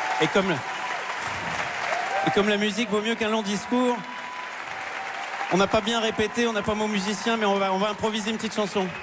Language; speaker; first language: French; native; French